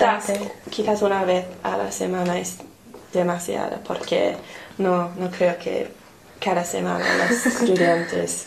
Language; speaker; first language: Spanish; non-native, fluent; English